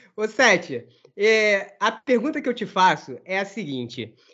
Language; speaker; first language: Portuguese; native; Portuguese